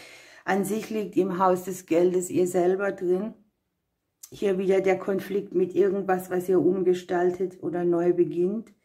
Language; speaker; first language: German; native; German